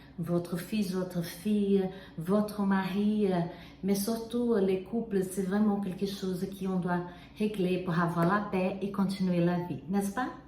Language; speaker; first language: French; non-native, fluent; Portuguese